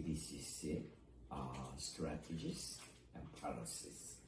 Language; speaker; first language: English; non-native, fluent; Korean